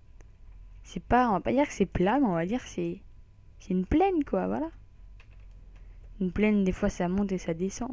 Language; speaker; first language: French; native; French